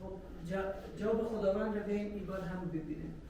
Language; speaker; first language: Persian; native; Persian